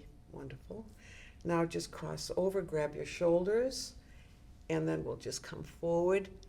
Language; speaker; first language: English; native; English